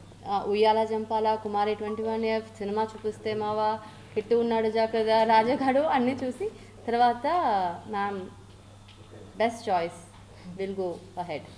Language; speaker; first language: Telugu; non-native, learner; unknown